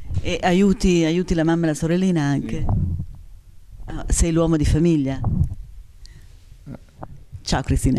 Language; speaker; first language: Italian; native; Italian